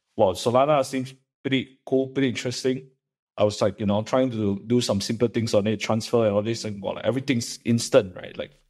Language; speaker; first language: English; non-native, local second language; Chinese